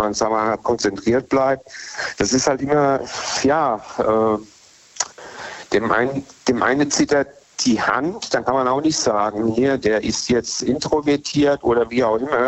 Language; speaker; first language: German; native; German